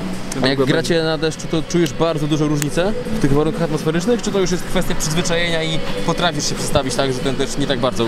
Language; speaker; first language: Polish; native; Polish